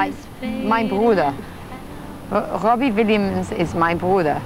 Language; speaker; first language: German; non-native, learner; English